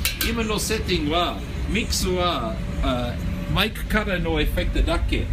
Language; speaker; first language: Japanese; non-native, learner; English